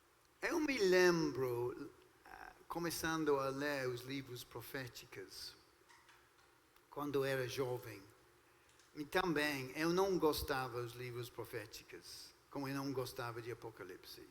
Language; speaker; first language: Portuguese; non-native, fluent; English